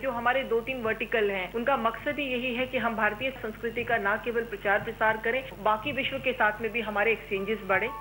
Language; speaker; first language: Hindi; native; Hindi